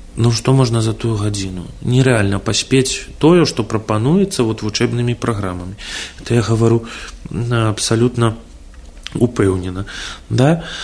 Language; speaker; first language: Belarusian; non-native, local second language; Russian